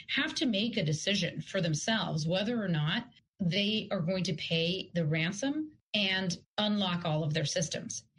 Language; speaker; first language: English; non-native, fluent; Russian